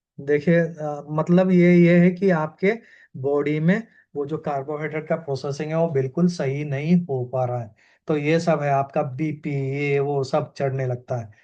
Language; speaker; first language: Hindi; non-native, local second language; Malayalam